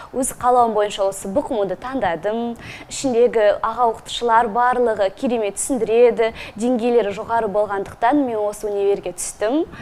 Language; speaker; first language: Kazakh; non-native, local second language; Russian